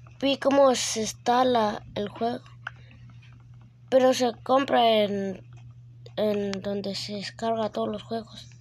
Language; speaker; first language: Spanish; early bilingual, heritage; Spanish